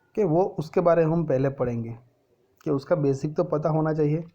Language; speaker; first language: Hindi; non-native, local second language; Gujarati